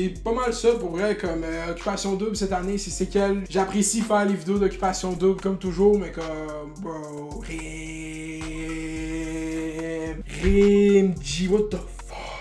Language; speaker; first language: French; native; French